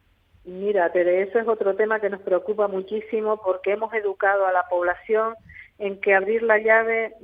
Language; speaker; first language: Spanish; native; Spanish